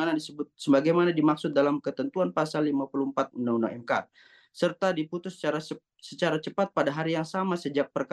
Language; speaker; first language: Indonesian; native; Indonesian